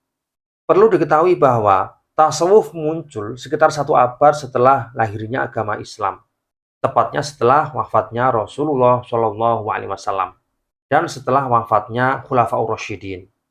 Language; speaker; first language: Indonesian; native; Indonesian